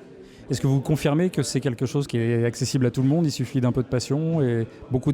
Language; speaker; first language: French; native; French